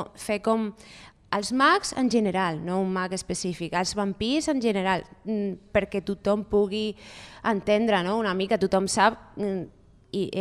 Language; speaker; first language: Catalan; non-native, fluent; Spanish